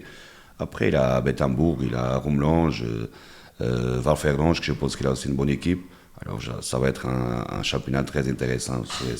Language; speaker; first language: French; non-native, fluent; Portuguese